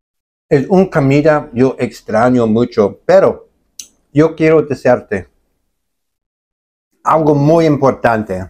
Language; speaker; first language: Spanish; non-native, learner; English